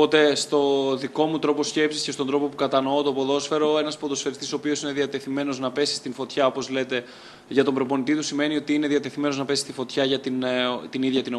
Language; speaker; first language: Greek; native; Greek